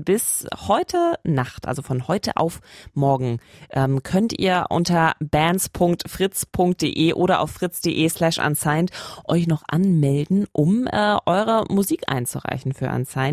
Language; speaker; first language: German; native; German